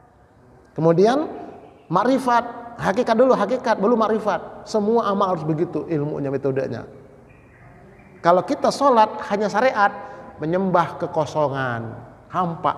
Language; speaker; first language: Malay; non-native, local second language; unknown